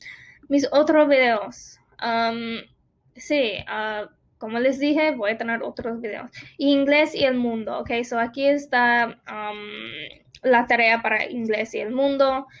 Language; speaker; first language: Spanish; non-native, fluent; English